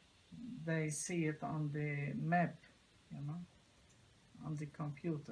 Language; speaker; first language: English; non-native, learner; Arabic